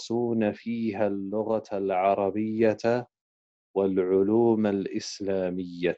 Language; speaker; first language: Arabic; non-native, fluent; English